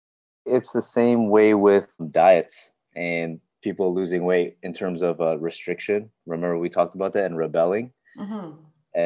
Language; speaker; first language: English; native; English